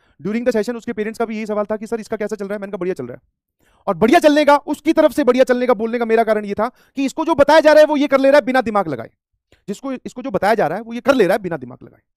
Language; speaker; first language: Hindi; native; Hindi